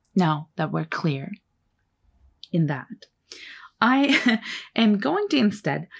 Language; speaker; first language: English; non-native, fluent; Turkish